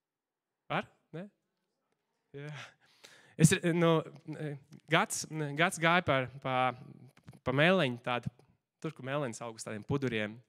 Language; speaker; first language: Latvian; native; Latvian